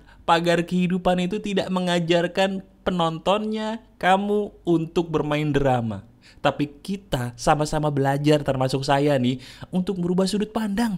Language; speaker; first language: Indonesian; native; Indonesian